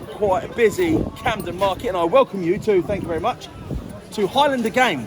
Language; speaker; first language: English; native; English